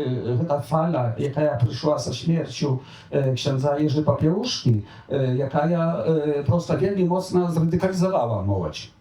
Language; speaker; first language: Polish; non-native, local second language; Belarusian